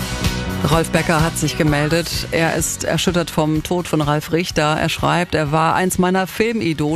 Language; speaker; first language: German; native; German